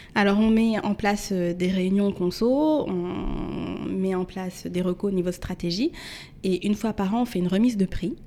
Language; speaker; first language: French; native; French